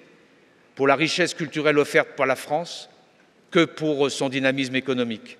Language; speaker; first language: French; native; French